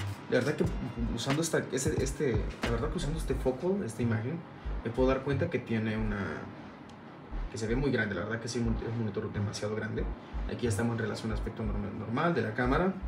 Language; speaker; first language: Spanish; native; Spanish